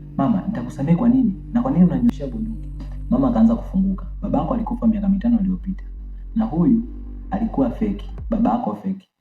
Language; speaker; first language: Swahili; native; Swahili